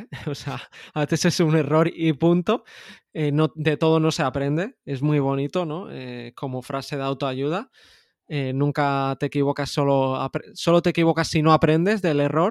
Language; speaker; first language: Spanish; native; Spanish